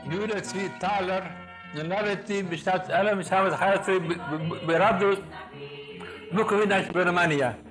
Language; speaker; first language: Hebrew; non-native, fluent; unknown